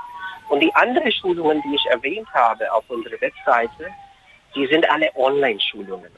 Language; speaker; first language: German; non-native, fluent; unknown